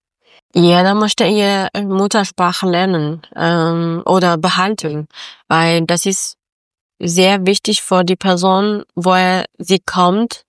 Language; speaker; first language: German; non-native, learner; Persian